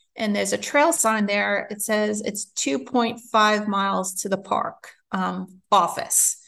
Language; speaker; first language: English; native; English